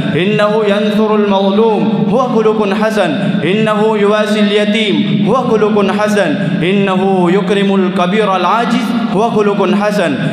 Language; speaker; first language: Arabic; non-native, learner; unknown